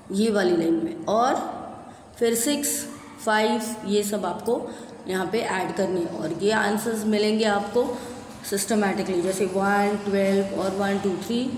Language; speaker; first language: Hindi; non-native, local second language; Gujarati